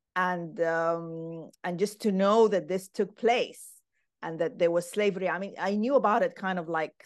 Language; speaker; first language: English; non-native, fluent; Arabic